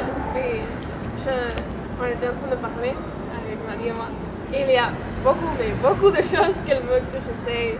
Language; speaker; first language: French; non-native, learner; Spanish